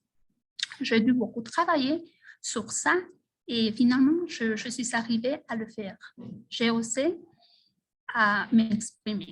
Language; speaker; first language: French; non-native, fluent; Spanish